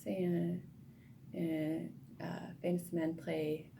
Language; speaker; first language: French; non-native, learner; English